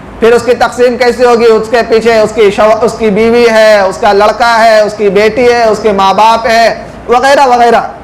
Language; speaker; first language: Urdu; native; Urdu